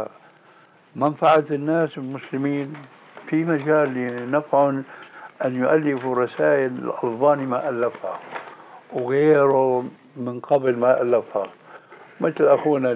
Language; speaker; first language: Arabic; native; Arabic